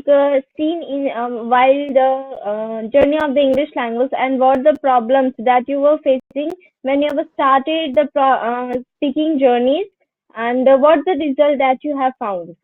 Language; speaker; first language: English; non-native, learner; Hindi